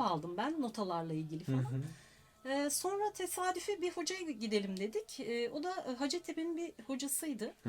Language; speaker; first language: Turkish; native; Turkish